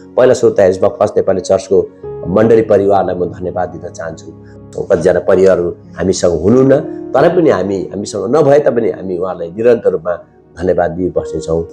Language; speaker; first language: Nepali; native; Nepali